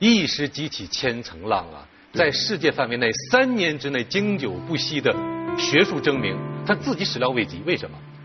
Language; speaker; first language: Chinese; native; Chinese